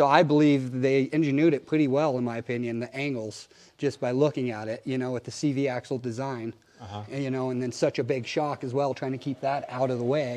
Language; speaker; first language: English; native; English